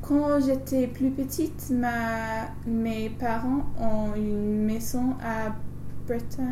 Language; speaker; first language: French; non-native, learner; English